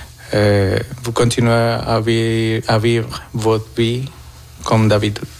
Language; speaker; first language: French; non-native, fluent; Spanish